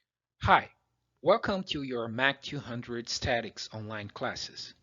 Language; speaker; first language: English; non-native, fluent; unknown